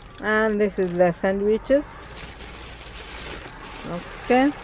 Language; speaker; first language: English; non-native, learner; Arabic